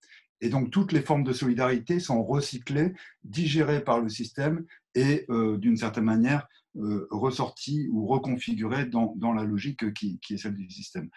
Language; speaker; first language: French; native; French